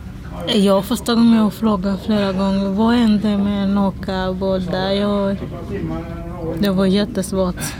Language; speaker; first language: Swedish; non-native, learner; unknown